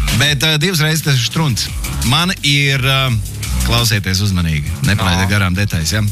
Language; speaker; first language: Latvian; native; Latvian